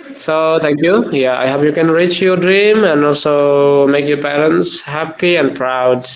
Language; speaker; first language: English; non-native, learner; Indonesian